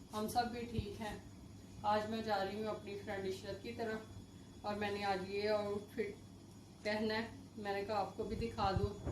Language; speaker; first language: Urdu; native; Urdu